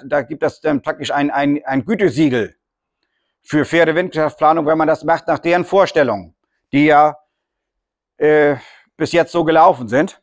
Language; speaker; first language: German; native; German